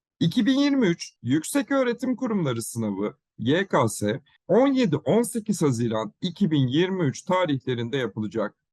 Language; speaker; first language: Turkish; native; Turkish